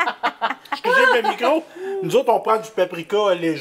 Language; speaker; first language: French; native; French